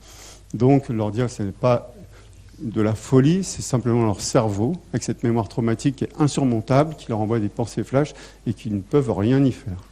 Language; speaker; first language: French; native; French